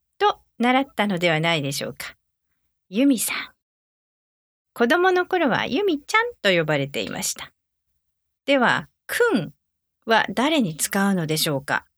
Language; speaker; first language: Japanese; native; Japanese